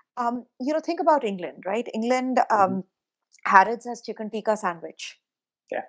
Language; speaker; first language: English; non-native, local second language; Hindi